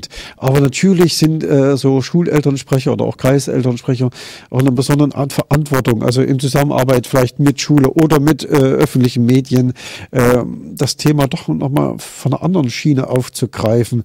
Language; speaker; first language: German; native; German